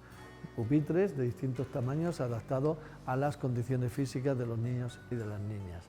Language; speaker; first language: Spanish; native; Spanish